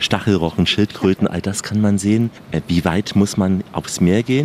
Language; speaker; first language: German; native; German